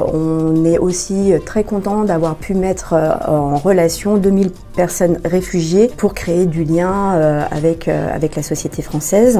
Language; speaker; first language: French; native; French